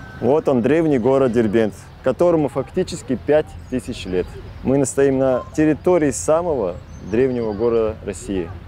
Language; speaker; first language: Russian; non-native, local second language; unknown